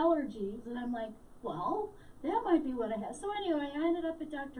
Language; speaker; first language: English; native; English